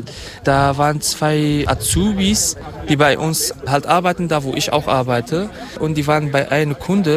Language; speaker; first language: German; non-native, fluent; Kurdish